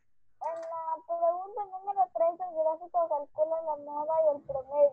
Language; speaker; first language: Spanish; native; Spanish